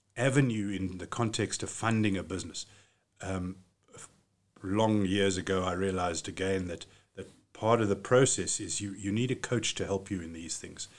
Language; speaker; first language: English; native; English